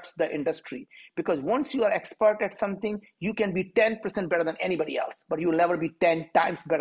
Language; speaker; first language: English; non-native, local second language; Hindi